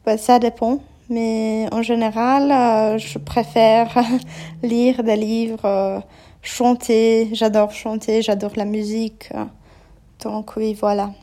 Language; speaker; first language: French; non-native, fluent; Polish